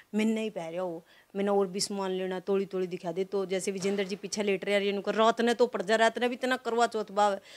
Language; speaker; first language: Hindi; non-native, local second language; Haryanvi